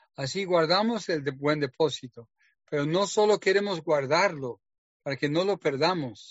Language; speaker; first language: Spanish; non-native, fluent; English